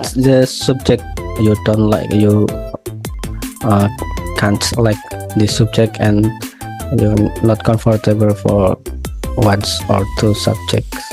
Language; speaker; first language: English; non-native, learner; Indonesian